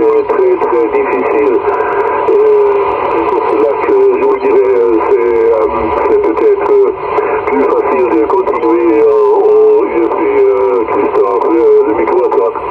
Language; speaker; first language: French; non-native, fluent; German